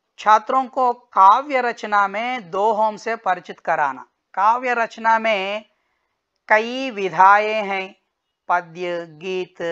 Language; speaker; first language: Hindi; non-native, local second language; Telugu